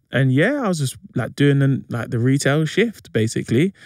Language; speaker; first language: English; native; English